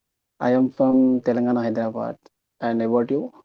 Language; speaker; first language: English; non-native, learner; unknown